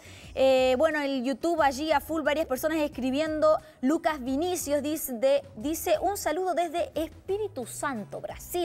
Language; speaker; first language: Spanish; native; Spanish